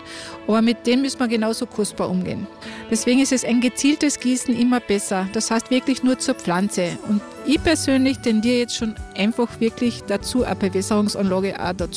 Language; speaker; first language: German; native; German